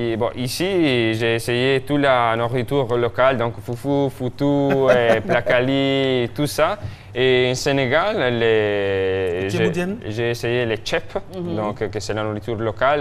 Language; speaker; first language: French; non-native, fluent; Italian